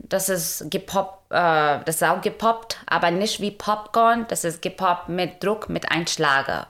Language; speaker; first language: German; non-native, learner; Hindi